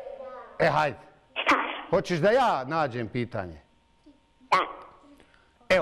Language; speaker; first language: Bosnian; native; Bosnian